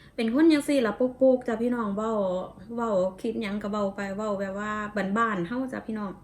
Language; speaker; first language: Thai; non-native, local second language; Northeastern Thai